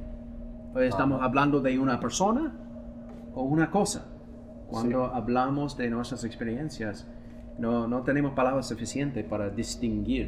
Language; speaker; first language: Spanish; non-native, fluent; English